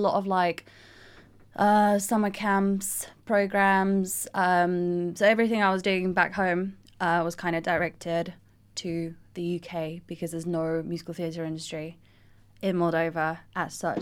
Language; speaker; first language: English; non-native, fluent; Russian